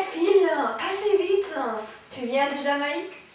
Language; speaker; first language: French; non-native, learner; German